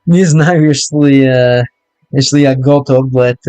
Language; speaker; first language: Russian; non-native, learner; English